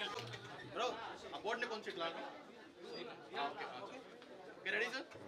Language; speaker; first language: Telugu; native; Telugu